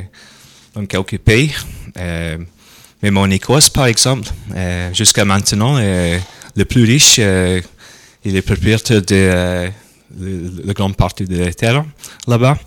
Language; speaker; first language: French; non-native, learner; English